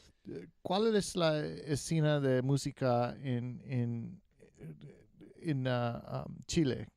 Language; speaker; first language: Spanish; non-native, learner; English